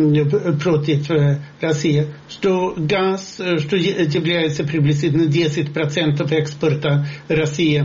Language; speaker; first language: Russian; non-native, fluent; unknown